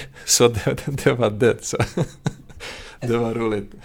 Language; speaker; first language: Swedish; non-native, fluent; Serbian